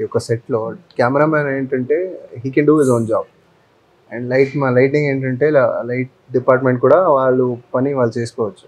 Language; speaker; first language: Telugu; non-native, fluent; Tamil